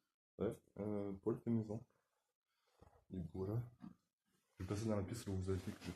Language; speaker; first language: French; native; French